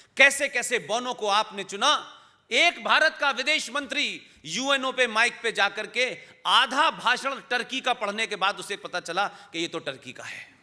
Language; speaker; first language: Hindi; native; Hindi